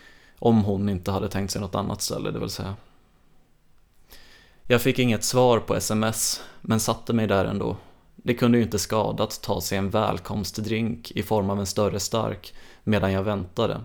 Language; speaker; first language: Swedish; native; Swedish